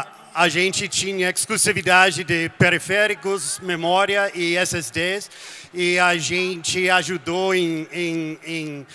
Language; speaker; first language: Portuguese; non-native, fluent; English